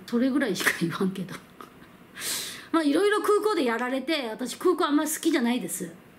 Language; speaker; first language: Japanese; non-native, fluent; Korean